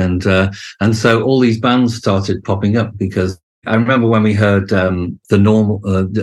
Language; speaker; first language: English; native; English